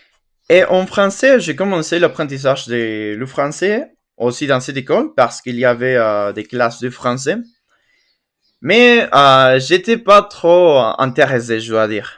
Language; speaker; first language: French; non-native, fluent; Spanish